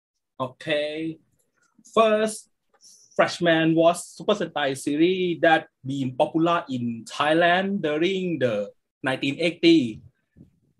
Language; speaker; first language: English; non-native, learner; Thai